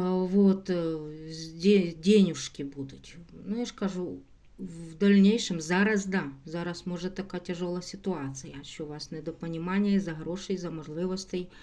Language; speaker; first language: Ukrainian; non-native, local second language; Russian